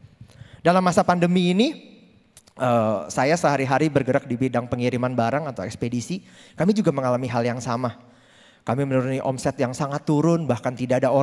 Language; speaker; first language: Indonesian; native; Indonesian